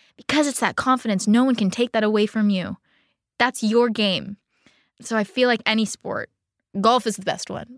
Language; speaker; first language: English; native; English